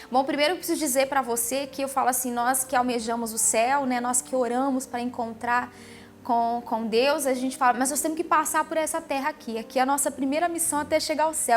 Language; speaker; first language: Portuguese; native; Portuguese